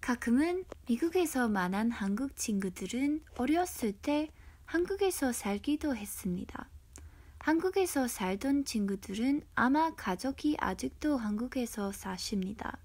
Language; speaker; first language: Korean; non-native, learner; English